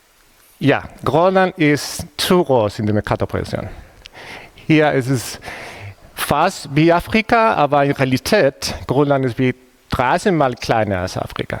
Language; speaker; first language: German; non-native, fluent; Spanish